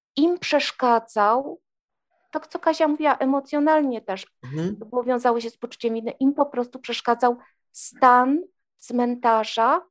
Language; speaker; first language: Polish; native; Polish